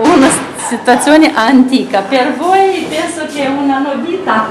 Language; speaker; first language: Italian; non-native, learner; Romanian